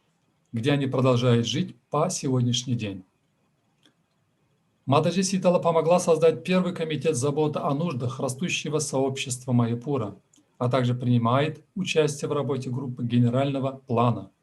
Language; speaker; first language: Russian; native; Russian